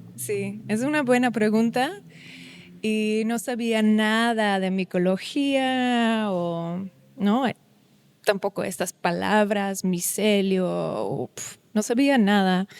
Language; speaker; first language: Spanish; non-native, learner; Dutch